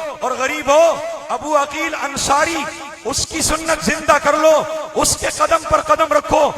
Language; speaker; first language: Urdu; non-native, local second language; Pashto